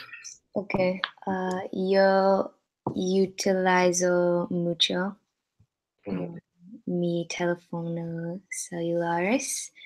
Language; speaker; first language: Spanish; non-native, learner; English